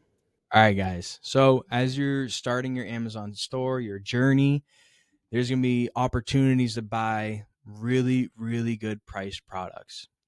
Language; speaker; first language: English; native; English